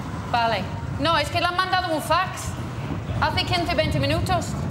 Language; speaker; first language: Spanish; non-native, fluent; English